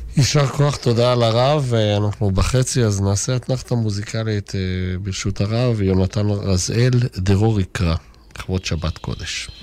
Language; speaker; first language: Hebrew; native; Hebrew